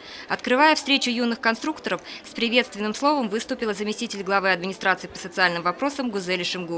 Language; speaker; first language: Russian; native; Russian